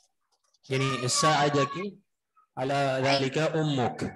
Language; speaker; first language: Arabic; non-native, fluent; Urdu